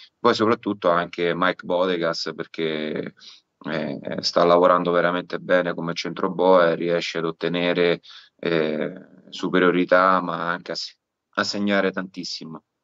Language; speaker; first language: Italian; native; Italian